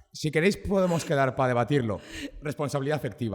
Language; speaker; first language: Spanish; native; Spanish